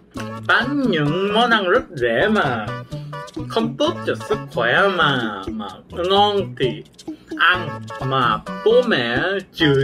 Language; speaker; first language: Vietnamese; non-native, learner; Korean